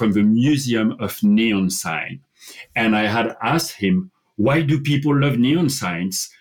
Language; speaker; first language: English; non-native, fluent; French